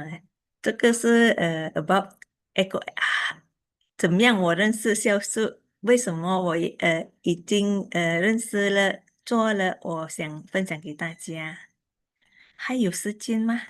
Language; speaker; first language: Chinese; early bilingual, heritage; Chinese